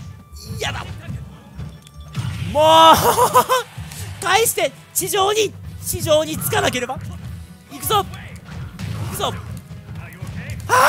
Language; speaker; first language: Japanese; native; Japanese